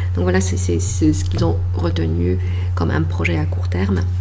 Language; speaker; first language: French; non-native, fluent; Polish